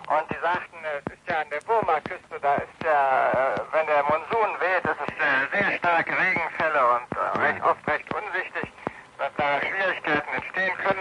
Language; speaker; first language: German; native; German